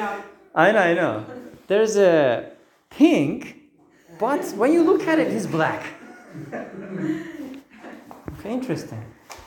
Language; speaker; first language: English; non-native, fluent; Turkish